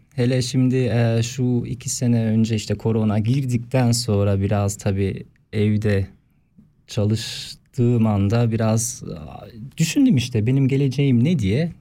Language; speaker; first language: Turkish; early bilingual, heritage; Turkish